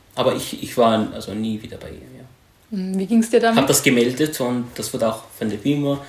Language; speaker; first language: German; non-native, fluent; Arabic